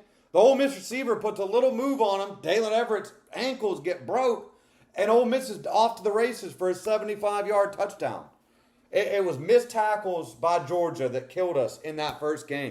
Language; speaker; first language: English; native; English